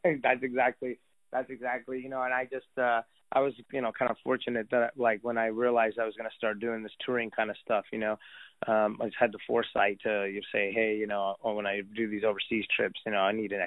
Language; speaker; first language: English; native; English